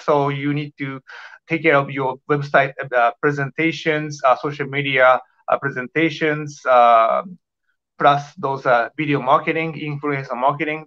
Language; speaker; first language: English; non-native, fluent; Japanese